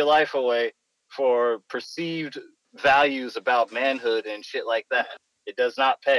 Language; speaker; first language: English; native; English